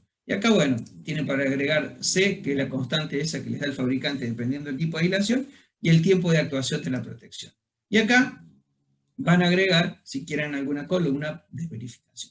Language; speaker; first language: Spanish; native; Spanish